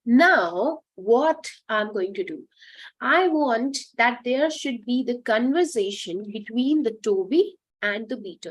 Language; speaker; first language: English; non-native, local second language; Hindi